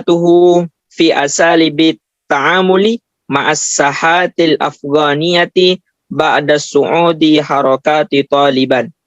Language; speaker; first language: Arabic; non-native, learner; Indonesian